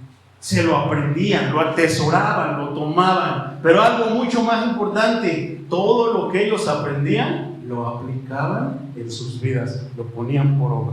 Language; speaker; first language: Spanish; native; Spanish